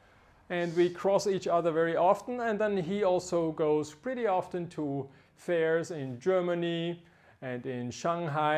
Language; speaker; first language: English; non-native, fluent; German